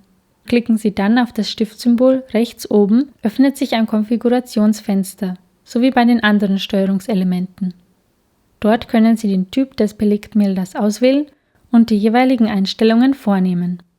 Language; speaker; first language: German; native; German